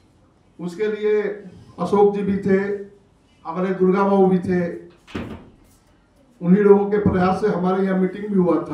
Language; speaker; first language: Hindi; native; Hindi